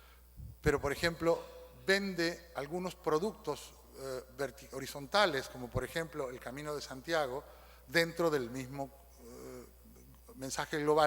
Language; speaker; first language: Spanish; native; Spanish